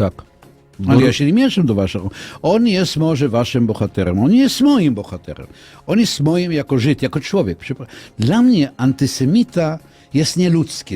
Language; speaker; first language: Polish; non-native, fluent; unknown